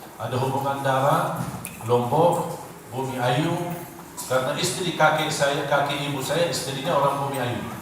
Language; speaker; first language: Indonesian; non-native, fluent; Arabic